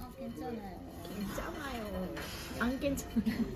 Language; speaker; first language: Korean; non-native, learner; Japanese